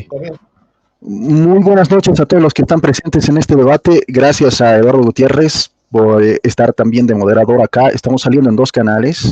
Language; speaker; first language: Spanish; native; Spanish